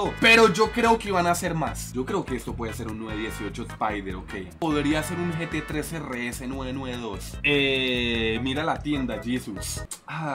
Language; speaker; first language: Spanish; native; Spanish